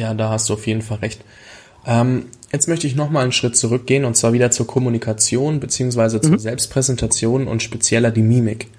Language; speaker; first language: German; native; German